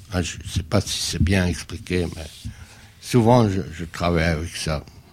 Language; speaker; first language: French; non-native, fluent; German